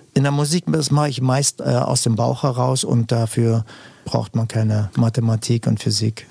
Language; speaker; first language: German; native; German